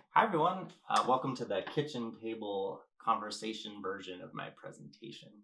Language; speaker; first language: English; native; English